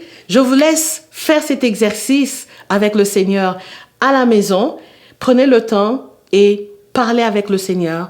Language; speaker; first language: French; native; French